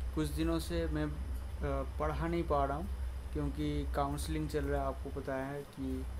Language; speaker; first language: Hindi; non-native, local second language; Bangla